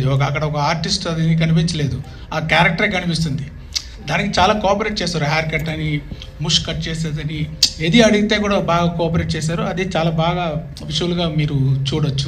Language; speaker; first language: Telugu; non-native, local second language; Tamil